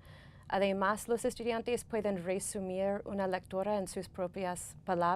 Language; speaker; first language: Spanish; non-native, fluent; English